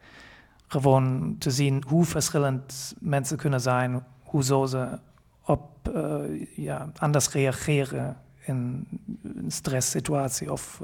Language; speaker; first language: Dutch; non-native, fluent; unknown